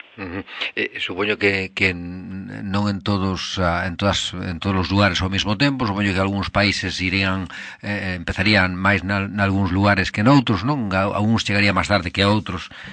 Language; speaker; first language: Galician; native; Galician